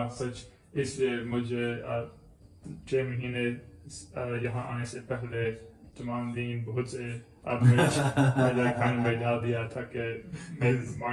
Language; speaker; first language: Hindi; non-native, learner; English